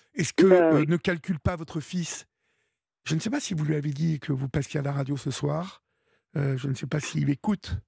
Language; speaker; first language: French; native; French